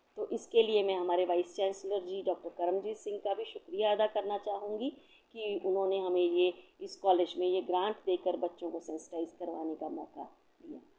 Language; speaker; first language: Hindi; non-native, local second language; Punjabi